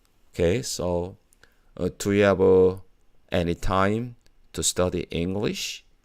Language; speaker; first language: English; non-native, fluent; Korean